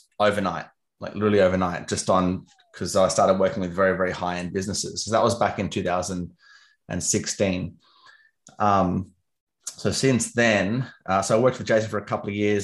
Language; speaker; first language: English; native; English